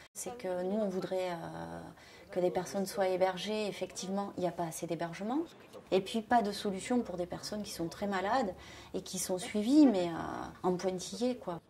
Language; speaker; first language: French; native; French